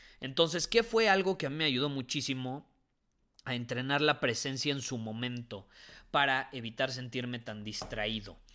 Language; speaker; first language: Spanish; native; Spanish